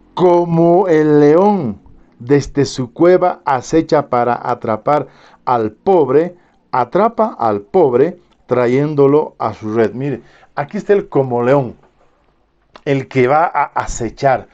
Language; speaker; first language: Spanish; native; Spanish